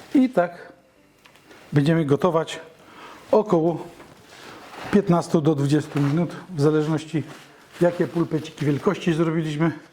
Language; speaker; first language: Polish; native; Polish